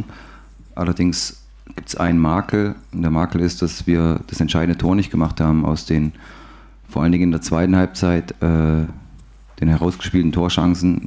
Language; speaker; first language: German; native; German